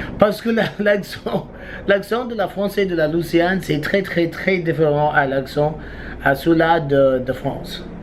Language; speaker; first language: French; non-native, learner; English